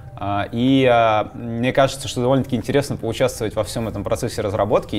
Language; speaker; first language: Russian; native; Russian